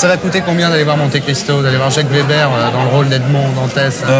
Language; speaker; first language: French; native; French